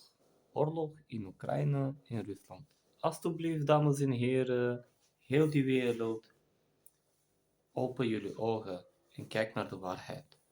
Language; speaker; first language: Dutch; non-native, fluent; Bulgarian